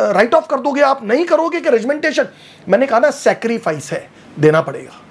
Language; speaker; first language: Hindi; native; Hindi